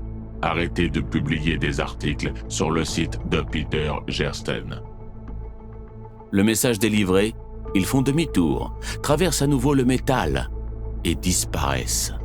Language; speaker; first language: French; native; French